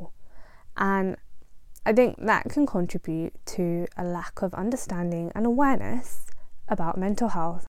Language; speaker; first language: English; non-native, local second language; Punjabi